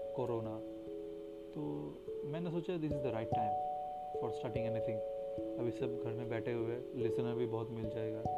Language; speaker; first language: Hindi; non-native, local second language; Bangla